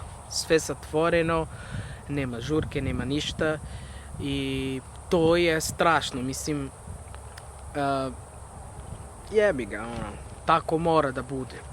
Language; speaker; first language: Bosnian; non-native, fluent; Portuguese